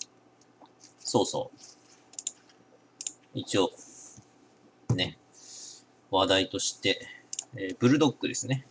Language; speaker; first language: Japanese; native; Japanese